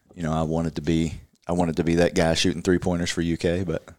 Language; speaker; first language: English; native; English